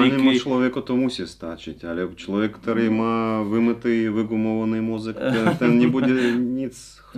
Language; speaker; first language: Czech; non-native, learner; Russian